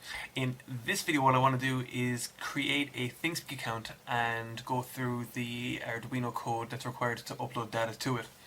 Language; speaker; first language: English; native; English